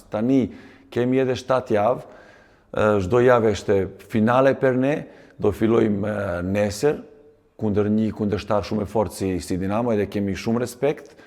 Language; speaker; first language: Albanian; non-native, fluent; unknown